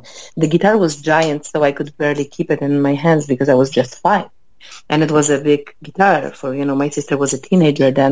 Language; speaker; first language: English; non-native, fluent; Polish